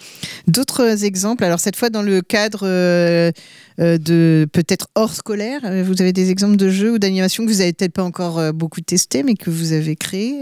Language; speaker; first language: French; native; French